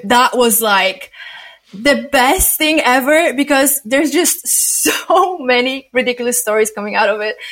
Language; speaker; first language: English; non-native, fluent; Polish